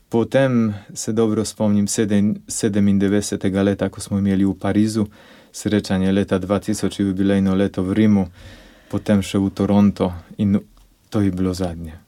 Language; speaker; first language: Slovenian; non-native, fluent; Polish